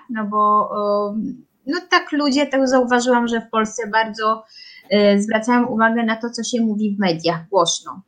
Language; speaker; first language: Polish; early bilingual, heritage; Polish